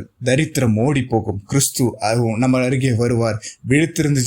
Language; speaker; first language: Tamil; native; Tamil